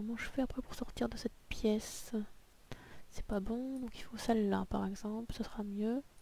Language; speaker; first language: French; native; French